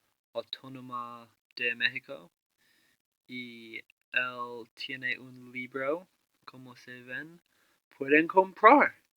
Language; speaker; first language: Spanish; non-native, learner; English